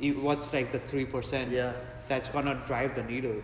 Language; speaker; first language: English; non-native, local second language; Gujarati